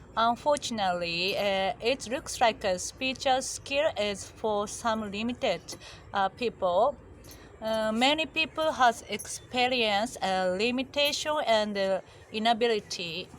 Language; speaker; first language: English; non-native, learner; Japanese